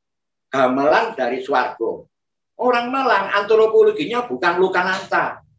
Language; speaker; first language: Indonesian; native; Indonesian